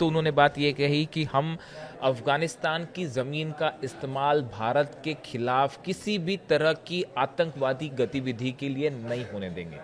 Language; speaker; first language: Hindi; native; Hindi